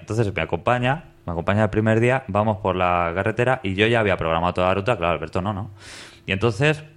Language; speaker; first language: Spanish; native; Spanish